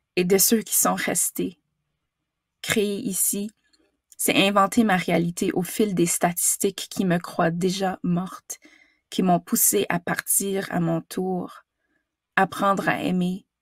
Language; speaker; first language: French; native; French